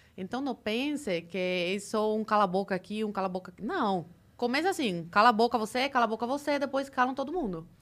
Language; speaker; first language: Portuguese; early bilingual, other home language; Spanish